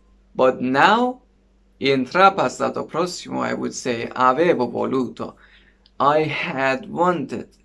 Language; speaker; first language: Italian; non-native, fluent; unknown